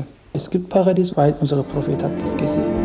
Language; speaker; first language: German; non-native, learner; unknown